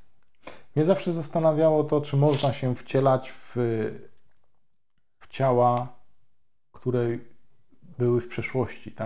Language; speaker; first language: Polish; native; Polish